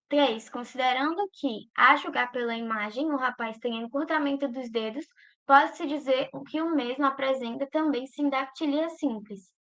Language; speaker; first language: Portuguese; native; Portuguese